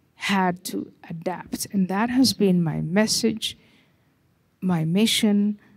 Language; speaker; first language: English; non-native, fluent; Somali